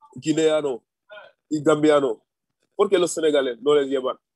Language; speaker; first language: Spanish; non-native, fluent; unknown